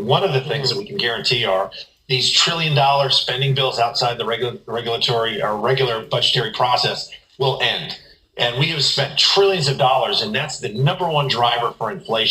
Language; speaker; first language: English; native; English